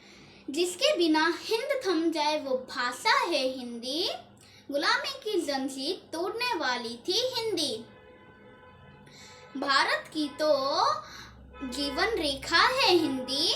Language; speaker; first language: Hindi; non-native, local second language; Odia